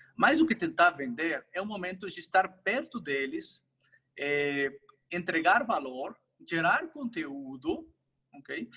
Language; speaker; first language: Portuguese; non-native, fluent; Spanish